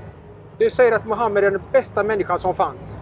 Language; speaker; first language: Swedish; native; Swedish